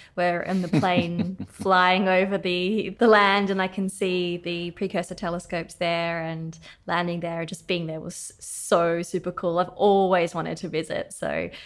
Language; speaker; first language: English; native; English